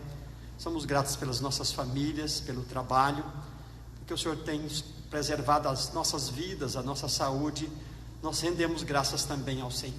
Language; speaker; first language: Portuguese; native; Portuguese